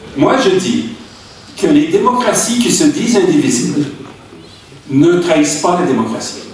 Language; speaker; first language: French; native; French